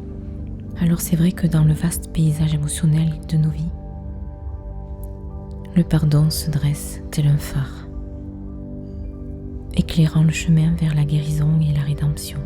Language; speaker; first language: French; native; French